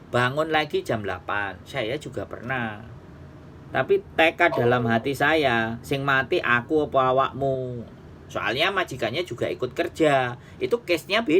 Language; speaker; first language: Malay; non-native, local second language; Javanese